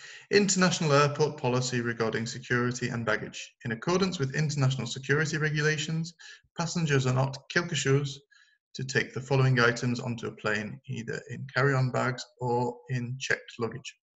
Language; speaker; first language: English; native; English